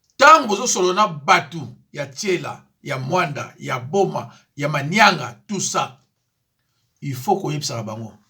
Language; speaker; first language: Lingala; non-native, local second language; Kongo